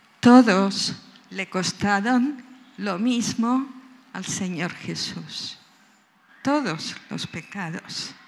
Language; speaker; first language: Spanish; native; Spanish